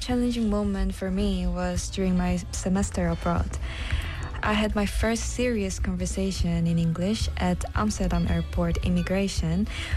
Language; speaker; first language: English; non-native, fluent; Korean